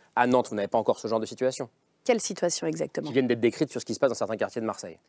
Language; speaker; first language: French; native; French